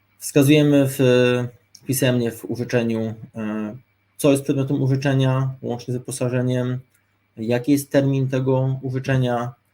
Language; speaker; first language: Polish; native; Polish